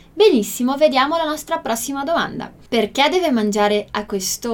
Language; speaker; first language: Italian; non-native, fluent; Portuguese